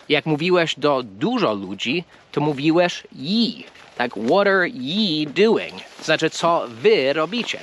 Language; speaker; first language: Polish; non-native, fluent; English